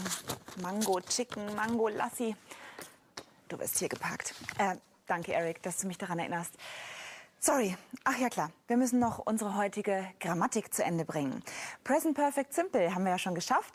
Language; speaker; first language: German; native; German